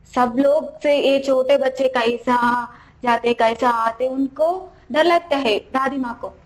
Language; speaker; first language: Hindi; non-native, local second language; Telugu